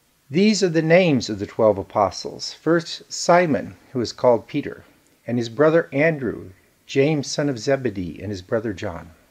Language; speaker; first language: English; native; English